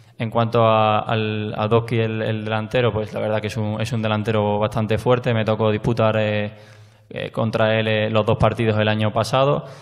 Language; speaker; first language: Spanish; native; Spanish